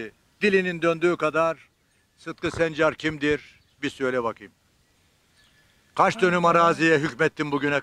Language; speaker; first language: Turkish; native; Turkish